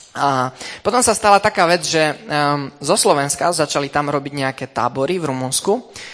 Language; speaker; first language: Slovak; early bilingual, heritage; Slovak